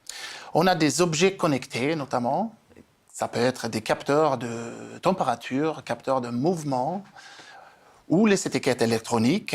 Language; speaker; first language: French; non-native, fluent; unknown